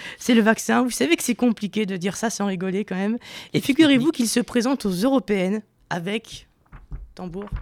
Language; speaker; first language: French; native; French